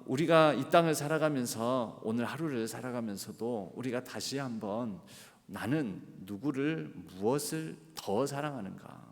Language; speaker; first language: Korean; native; Korean